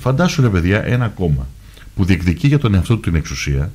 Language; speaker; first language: Greek; native; Greek